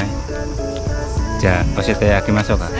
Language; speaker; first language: Japanese; non-native, learner; Indonesian